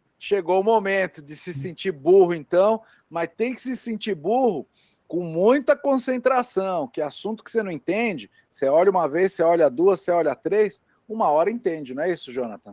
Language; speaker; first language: Portuguese; native; Portuguese